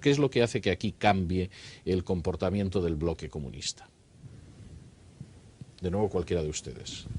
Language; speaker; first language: Spanish; native; Spanish